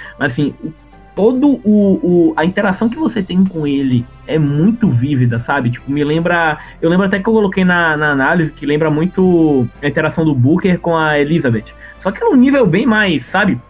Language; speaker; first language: Portuguese; native; Portuguese